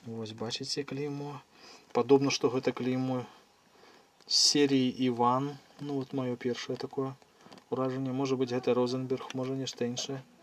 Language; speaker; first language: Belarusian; native; Belarusian